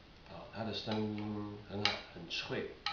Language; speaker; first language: Chinese; native; Chinese